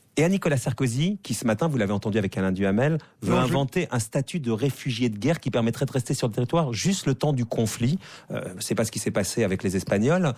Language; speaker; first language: French; native; French